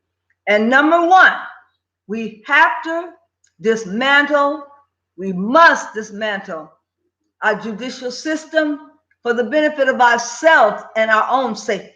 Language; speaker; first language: English; native; English